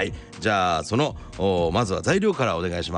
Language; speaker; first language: Japanese; native; Japanese